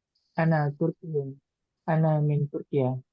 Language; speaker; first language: Arabic; non-native, learner; Indonesian